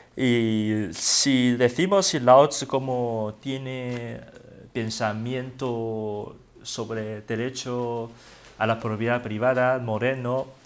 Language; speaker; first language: Spanish; non-native, learner; Wu Chinese